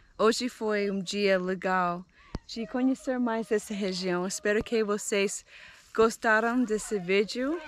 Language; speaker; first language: Portuguese; non-native, learner; English